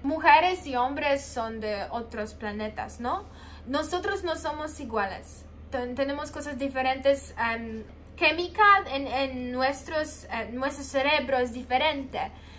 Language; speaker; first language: Spanish; non-native, fluent; Polish